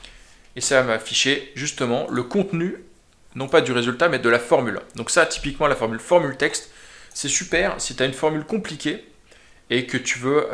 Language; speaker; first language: French; native; French